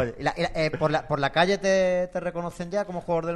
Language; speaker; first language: Spanish; native; Spanish